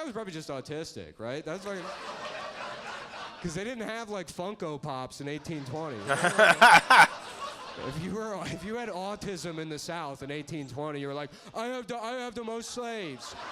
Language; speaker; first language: English; native; English